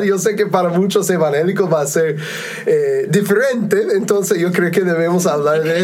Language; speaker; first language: Spanish; non-native, fluent; English